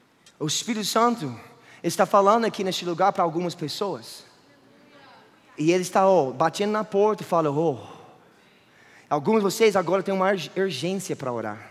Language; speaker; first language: Portuguese; non-native, fluent; English